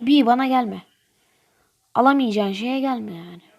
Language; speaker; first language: Turkish; native; Turkish